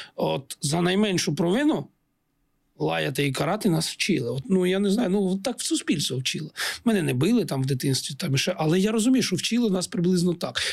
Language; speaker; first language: Ukrainian; non-native, local second language; Russian